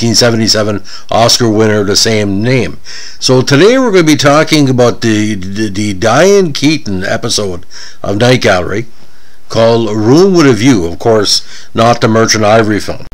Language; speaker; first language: English; native; English